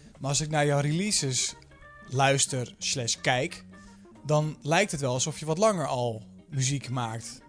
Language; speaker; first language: Dutch; native; Dutch